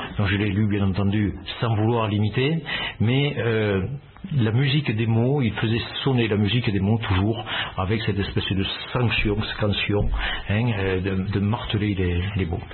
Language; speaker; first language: French; native; French